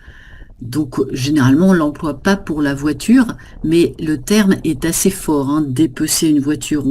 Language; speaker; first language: French; native; French